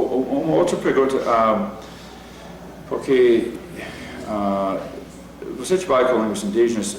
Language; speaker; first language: Portuguese; non-native, fluent; English